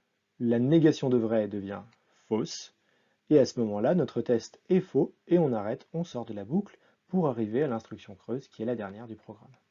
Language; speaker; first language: French; native; French